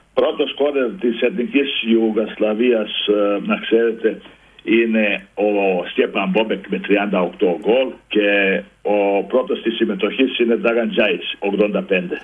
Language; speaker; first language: Greek; non-native, fluent; Serbian